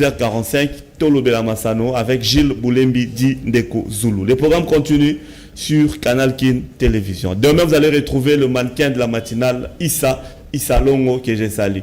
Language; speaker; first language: French; non-native, local second language; Lingala